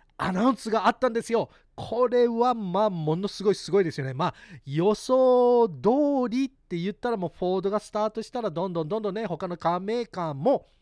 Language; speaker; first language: Japanese; early bilingual, heritage; Japanese